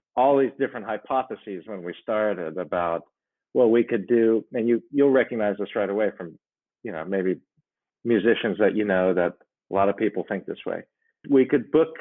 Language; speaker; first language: English; native; English